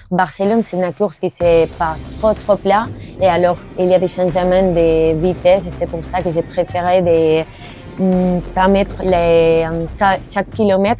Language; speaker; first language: French; non-native, learner; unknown